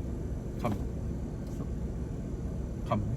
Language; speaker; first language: Japanese; native; Japanese